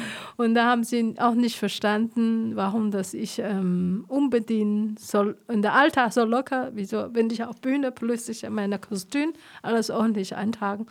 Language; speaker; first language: German; non-native, fluent; Chinese